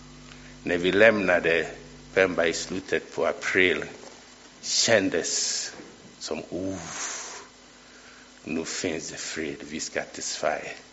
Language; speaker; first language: Swedish; non-native, fluent; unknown